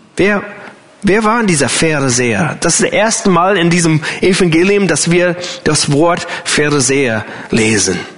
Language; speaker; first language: German; non-native, fluent; English